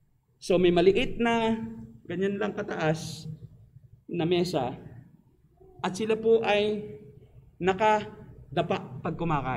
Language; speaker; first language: Filipino; native; Filipino